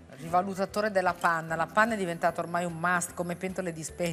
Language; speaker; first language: Italian; native; Italian